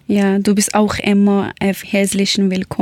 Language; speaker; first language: German; non-native, learner; Persian